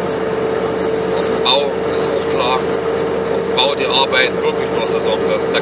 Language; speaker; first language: German; native; German